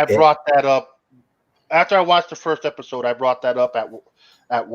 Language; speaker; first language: English; native; English